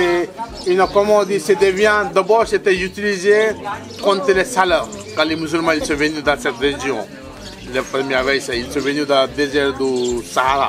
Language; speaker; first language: French; non-native, fluent; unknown